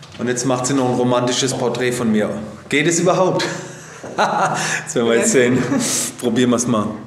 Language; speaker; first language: German; native; German